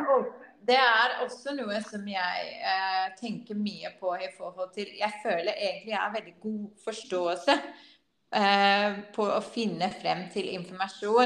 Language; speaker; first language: Norwegian; non-native, fluent; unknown